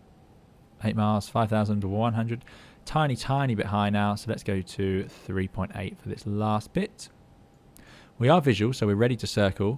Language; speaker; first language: English; native; English